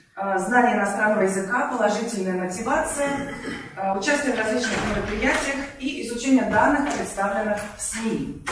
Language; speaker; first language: Russian; native; Russian